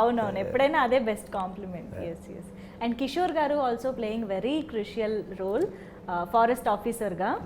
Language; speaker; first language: Telugu; native; Telugu